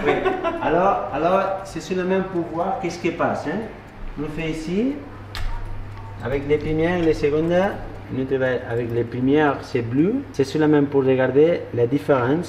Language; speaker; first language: French; non-native, learner; Spanish